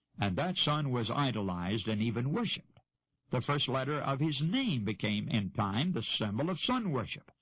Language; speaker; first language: English; native; English